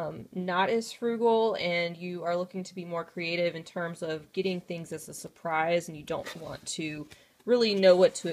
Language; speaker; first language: English; native; English